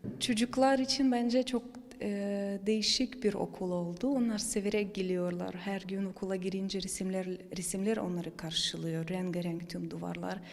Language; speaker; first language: Turkish; non-native, fluent; Russian